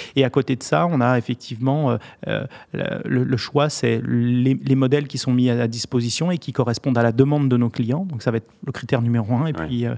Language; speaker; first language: French; native; French